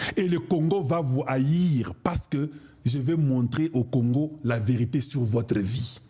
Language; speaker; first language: French; non-native, local second language; Lingala